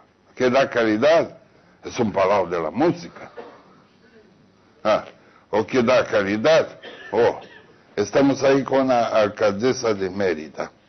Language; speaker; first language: Spanish; non-native, fluent; Portuguese